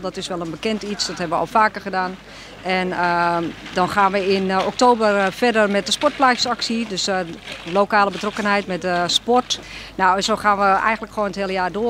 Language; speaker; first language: Dutch; native; Dutch